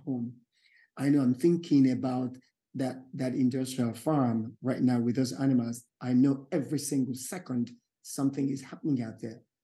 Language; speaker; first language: English; non-native, local second language; Yoruba